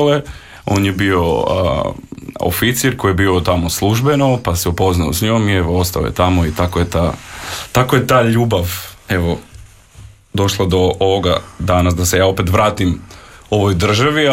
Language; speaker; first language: Croatian; non-native, fluent; Macedonian